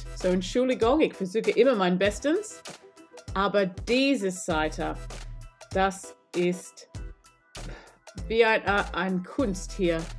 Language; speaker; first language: German; non-native, learner; English